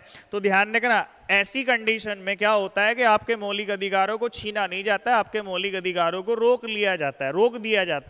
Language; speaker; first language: Hindi; native; Hindi